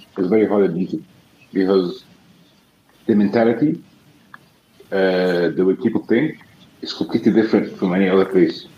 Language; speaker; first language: English; non-native, fluent; Arabic